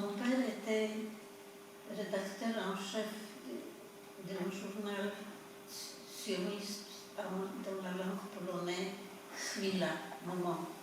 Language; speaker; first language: French; non-native, fluent; Polish